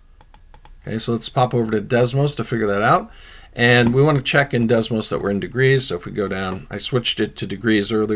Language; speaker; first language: English; native; English